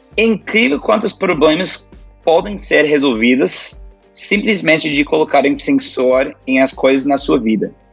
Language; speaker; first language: Portuguese; non-native, fluent; English